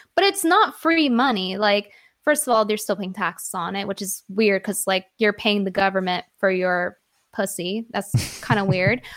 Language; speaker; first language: English; native; English